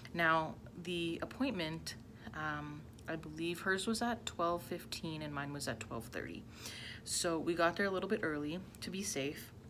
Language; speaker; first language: English; native; English